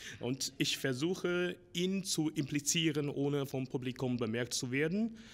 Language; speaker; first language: German; non-native, learner; Chinese